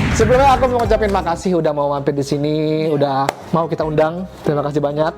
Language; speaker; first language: Indonesian; native; Indonesian